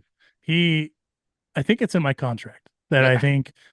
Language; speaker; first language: English; native; English